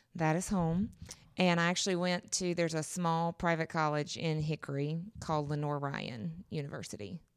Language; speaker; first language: English; native; English